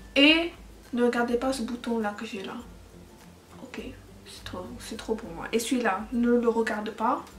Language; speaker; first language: French; early bilingual, heritage; French